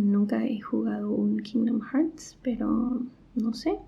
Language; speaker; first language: Spanish; non-native, fluent; English